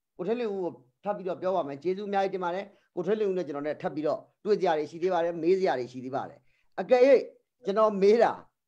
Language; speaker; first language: Burmese; non-native, local second language; Rohingya